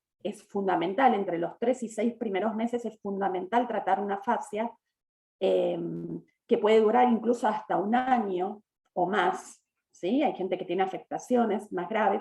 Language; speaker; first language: Spanish; native; Spanish